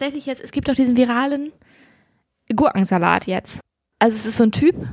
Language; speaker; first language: German; native; German